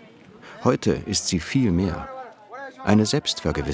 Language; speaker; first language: German; native; German